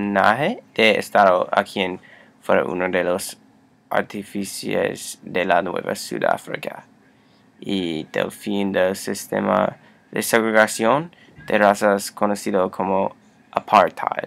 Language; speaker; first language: Spanish; non-native, learner; English